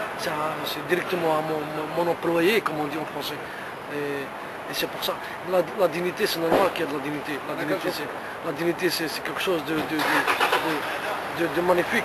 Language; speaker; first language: French; non-native, fluent; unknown